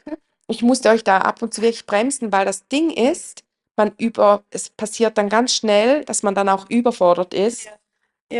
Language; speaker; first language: German; native; German